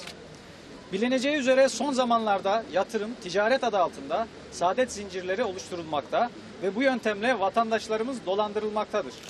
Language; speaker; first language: Turkish; native; Turkish